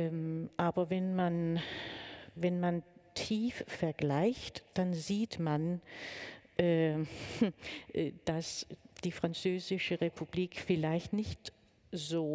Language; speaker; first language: German; non-native, fluent; Danish